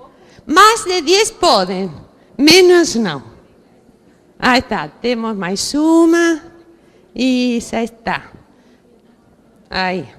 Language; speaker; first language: Portuguese; non-native, fluent; Spanish